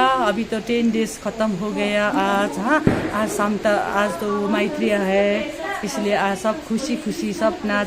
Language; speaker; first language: Hindi; non-native, local second language; Nepali